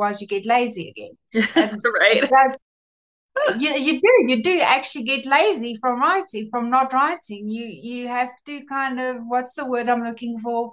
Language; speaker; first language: English; non-native, local second language; Afrikaans